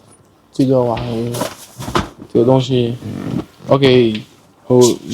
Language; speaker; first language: Chinese; non-native, learner; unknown